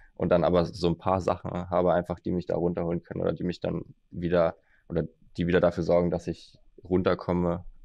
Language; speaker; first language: German; native; German